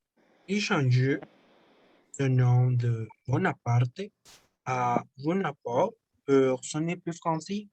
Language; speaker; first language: French; non-native, learner; Spanish